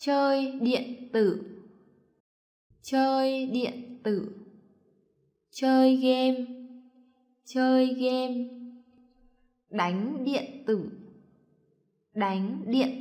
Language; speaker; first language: Vietnamese; native; Vietnamese